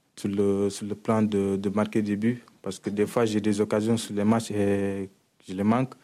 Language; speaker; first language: French; non-native, local second language; Wolof